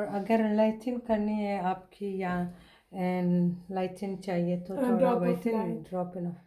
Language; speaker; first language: Hindi; non-native, fluent; Somali